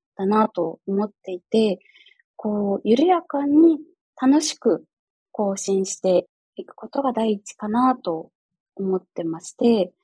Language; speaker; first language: Japanese; native; Japanese